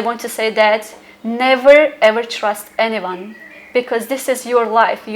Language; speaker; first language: English; non-native, fluent; Tajik